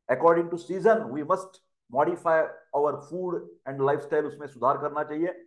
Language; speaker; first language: Hindi; non-native, local second language; Marathi